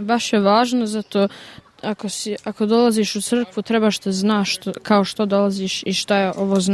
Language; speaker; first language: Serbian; early bilingual, other home language; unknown